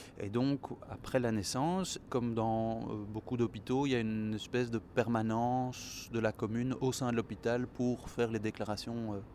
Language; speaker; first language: French; native; French